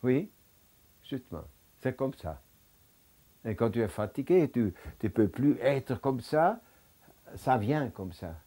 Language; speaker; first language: French; non-native, local second language; German